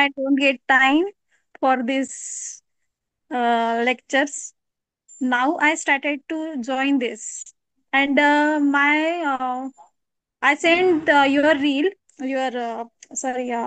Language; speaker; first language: English; non-native, learner; Marathi